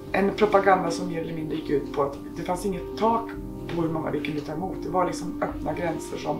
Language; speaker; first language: Swedish; native; Swedish